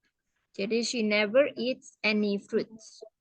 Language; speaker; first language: English; non-native, fluent; Indonesian